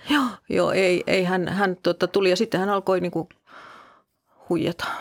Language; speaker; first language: Finnish; native; Finnish